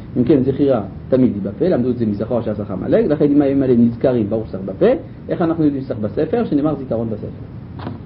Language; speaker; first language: Hebrew; non-native, fluent; French